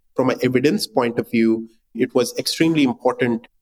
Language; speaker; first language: English; non-native, local second language; Hindi